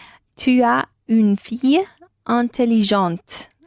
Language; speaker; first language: French; non-native, learner; Spanish